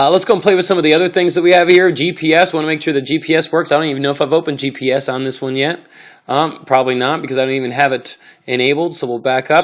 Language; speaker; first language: English; native; English